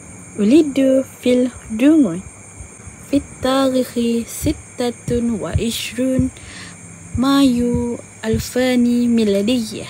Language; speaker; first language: Arabic; non-native, learner; Malay